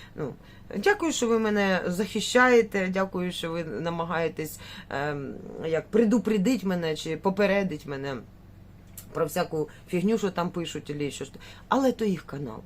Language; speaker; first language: Ukrainian; native; Ukrainian